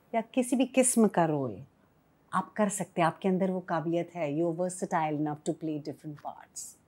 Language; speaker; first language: Hindi; native; Hindi